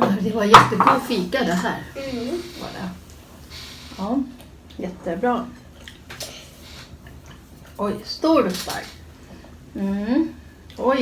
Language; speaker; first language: Swedish; non-native, learner; Thai